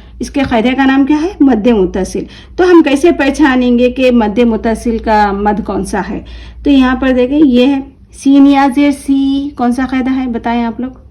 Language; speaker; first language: Urdu; native; Urdu